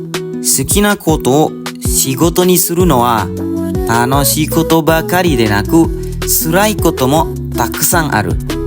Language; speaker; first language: Japanese; non-native, fluent; Indonesian